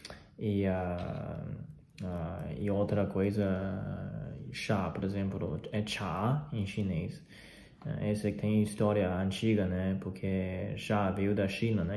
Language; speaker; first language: Portuguese; non-native, fluent; Chinese